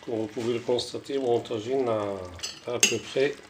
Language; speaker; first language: French; non-native, local second language; Arabic